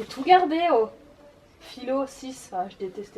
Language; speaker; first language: French; native; French